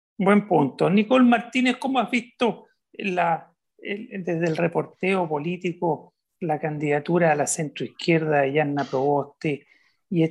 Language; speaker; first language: Spanish; native; Spanish